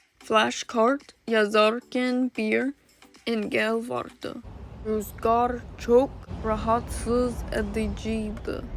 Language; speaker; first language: Turkish; non-native, learner; English